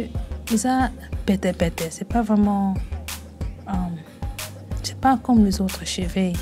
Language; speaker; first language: French; early bilingual, heritage; French